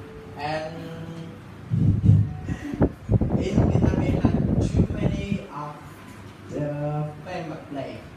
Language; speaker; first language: English; non-native, learner; Vietnamese